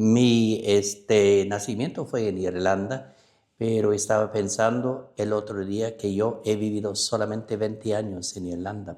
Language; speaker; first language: Spanish; non-native, fluent; English